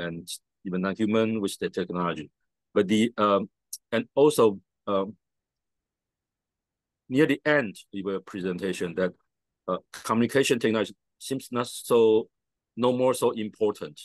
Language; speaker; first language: English; non-native, fluent; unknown